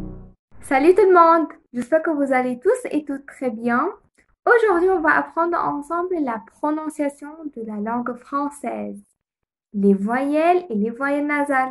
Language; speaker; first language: French; non-native, fluent; Arabic